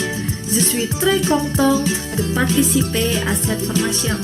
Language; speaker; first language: French; non-native, fluent; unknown